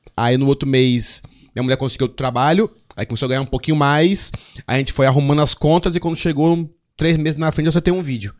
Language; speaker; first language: Portuguese; native; Portuguese